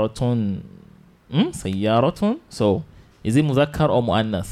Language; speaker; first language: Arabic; non-native, fluent; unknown